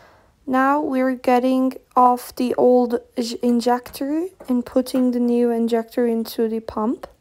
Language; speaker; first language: English; non-native, fluent; Turkish